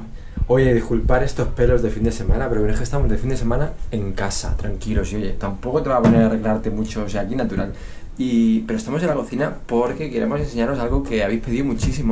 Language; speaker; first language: Spanish; native; Spanish